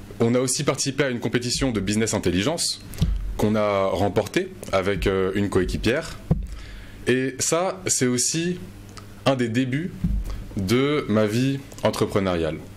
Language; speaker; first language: French; non-native, local second language; Mossi